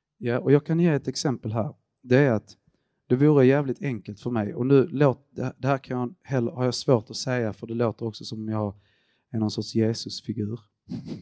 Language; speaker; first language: Swedish; early bilingual, other home language; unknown